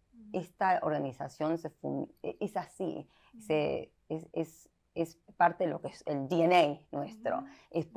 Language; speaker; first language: Spanish; early bilingual, heritage; Spanish